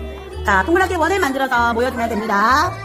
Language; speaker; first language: Korean; native; Korean